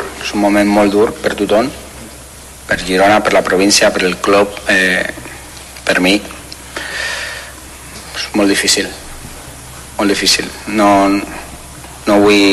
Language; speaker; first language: Catalan; non-native, learner; Spanish